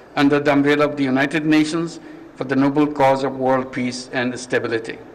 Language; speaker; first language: English; non-native, local second language; Bangla